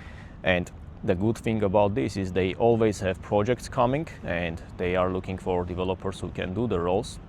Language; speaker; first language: English; non-native, fluent; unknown